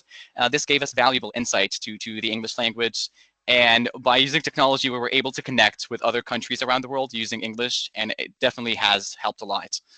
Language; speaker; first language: English; non-native, local second language; Arabic